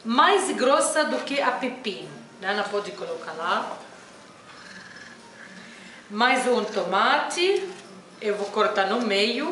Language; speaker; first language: Portuguese; non-native, fluent; Arabic